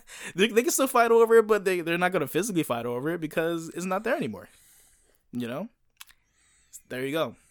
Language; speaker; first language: English; native; English